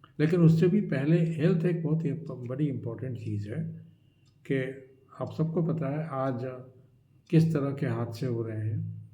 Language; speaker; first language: Hindi; non-native, local second language; Marathi